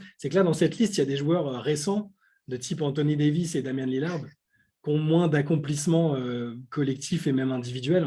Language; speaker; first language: French; native; French